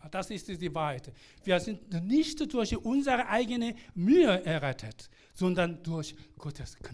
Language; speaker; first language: German; non-native, learner; Korean